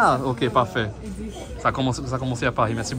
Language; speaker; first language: French; non-native, fluent; Portuguese